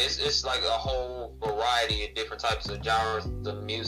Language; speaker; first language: English; native; English